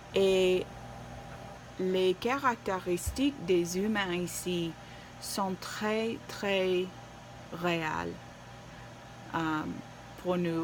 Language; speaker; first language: French; non-native, learner; English